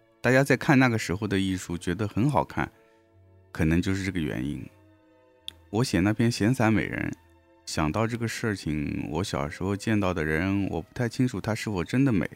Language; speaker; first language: Chinese; native; Chinese